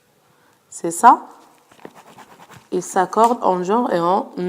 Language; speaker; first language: French; non-native, local second language; Arabic